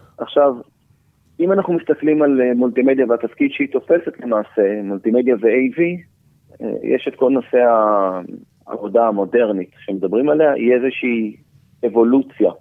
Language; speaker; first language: Hebrew; native; Hebrew